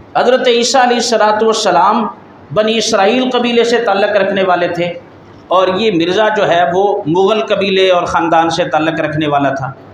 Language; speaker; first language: Urdu; native; Urdu